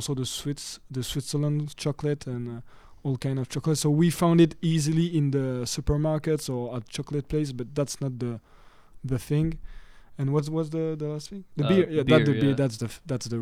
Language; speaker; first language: English; non-native, fluent; French